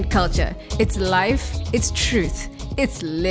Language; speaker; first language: English; non-native, local second language; Shona